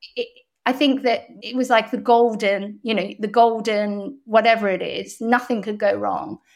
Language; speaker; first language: English; native; English